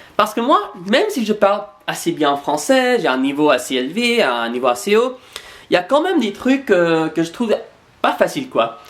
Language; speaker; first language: French; non-native, fluent; English